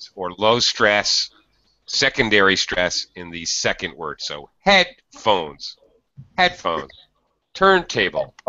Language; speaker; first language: English; native; English